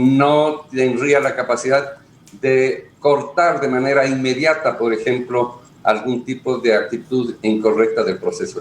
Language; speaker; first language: Spanish; native; Spanish